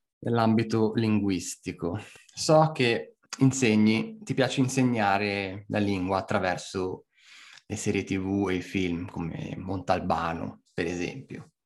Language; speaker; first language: Italian; native; Italian